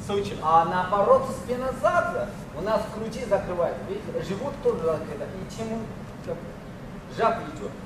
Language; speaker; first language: Russian; non-native, learner; Chinese